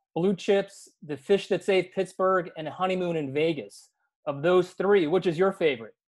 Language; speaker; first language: English; native; English